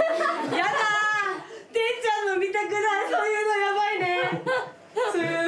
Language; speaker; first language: Japanese; native; Japanese